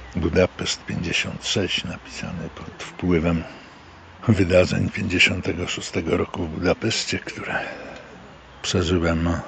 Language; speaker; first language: Polish; native; Polish